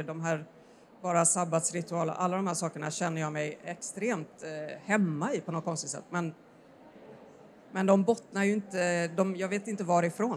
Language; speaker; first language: Swedish; native; Swedish